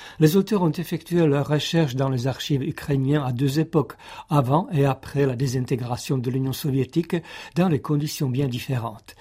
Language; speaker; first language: French; non-native, fluent; Czech